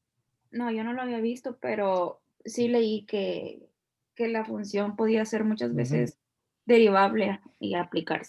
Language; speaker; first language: Spanish; native; Spanish